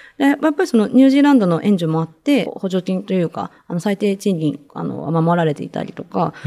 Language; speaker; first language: Japanese; native; Japanese